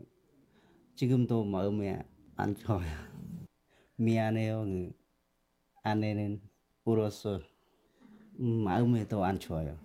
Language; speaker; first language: Korean; non-native, learner; Khmer